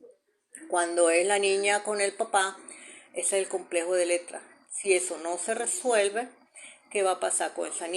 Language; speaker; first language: Spanish; native; Spanish